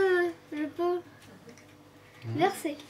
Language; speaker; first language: French; non-native, local second language; Arabic